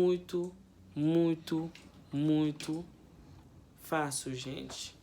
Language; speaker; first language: Portuguese; non-native, fluent; Haitian Creole